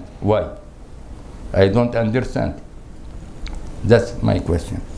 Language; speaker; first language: English; non-native, learner; Crimean Tatar